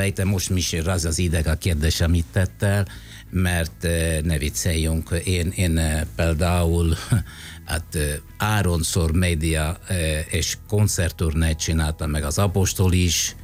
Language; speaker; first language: Hungarian; non-native, fluent; Italian